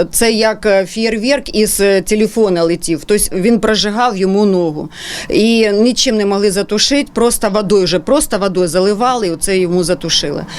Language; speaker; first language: Ukrainian; non-native, local second language; Russian